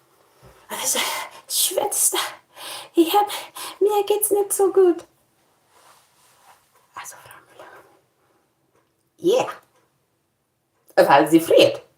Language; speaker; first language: German; non-native, learner; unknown